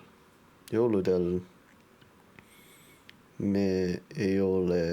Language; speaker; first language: Estonian; non-native, learner; English